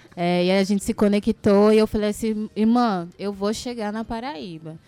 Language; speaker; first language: Portuguese; native; Portuguese